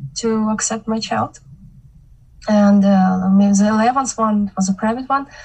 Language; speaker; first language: English; non-native, fluent; Kazakh